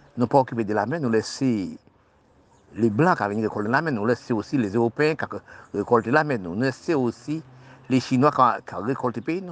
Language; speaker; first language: French; non-native, local second language; Haitian Creole